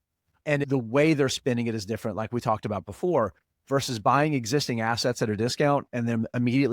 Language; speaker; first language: English; native; English